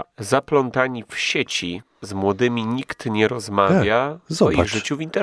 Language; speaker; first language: Polish; native; Polish